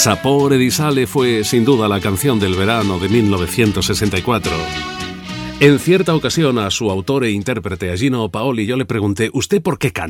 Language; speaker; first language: Spanish; native; Spanish